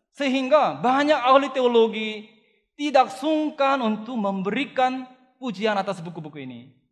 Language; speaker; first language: Indonesian; non-native, fluent; Korean